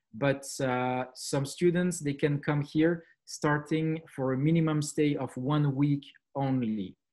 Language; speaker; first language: English; non-native, fluent; French